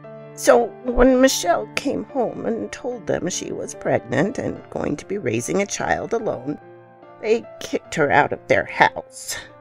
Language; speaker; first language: English; native; English